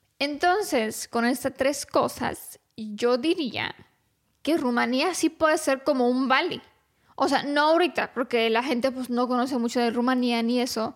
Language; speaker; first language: Spanish; non-native, fluent; Romanian